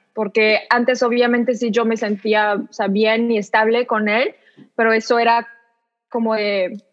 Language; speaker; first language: Spanish; non-native, fluent; French